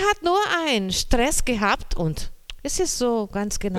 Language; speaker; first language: German; non-native, learner; Portuguese